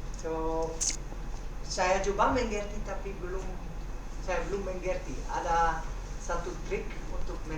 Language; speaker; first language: Indonesian; non-native, learner; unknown